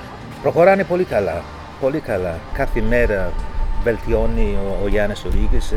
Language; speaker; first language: Greek; non-native, fluent; English